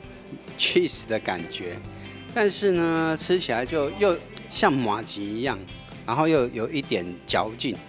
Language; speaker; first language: Chinese; native; Chinese